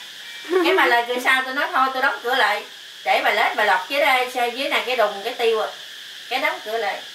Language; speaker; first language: Vietnamese; native; Vietnamese